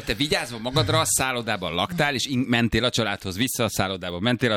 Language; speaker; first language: Hungarian; native; Hungarian